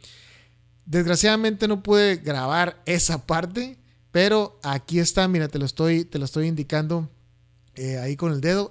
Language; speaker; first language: Spanish; native; Spanish